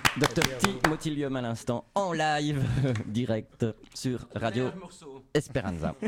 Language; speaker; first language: French; native; French